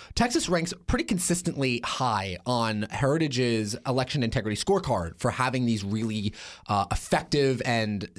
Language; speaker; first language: English; native; English